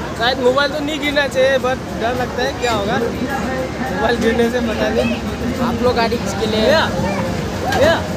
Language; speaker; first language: Hindi; non-native, local second language; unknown